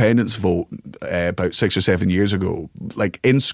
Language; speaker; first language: English; native; English